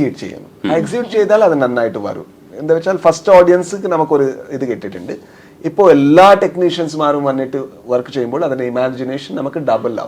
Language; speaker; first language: Malayalam; non-native, local second language; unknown